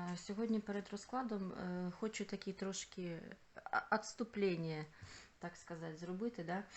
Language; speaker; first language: Ukrainian; non-native, local second language; Russian